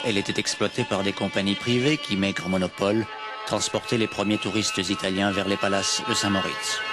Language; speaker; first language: French; native; French